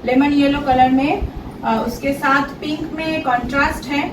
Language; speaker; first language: Hindi; non-native, local second language; Bangla